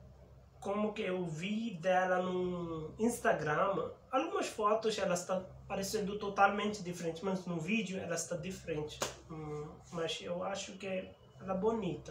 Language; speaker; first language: Portuguese; non-native, learner; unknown